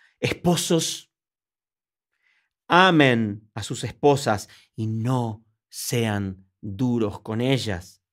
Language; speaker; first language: Spanish; native; Spanish